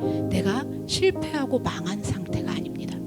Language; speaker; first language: Korean; native; Korean